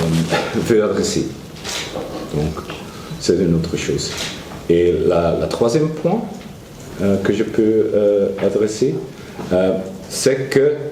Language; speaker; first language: French; non-native, learner; Dutch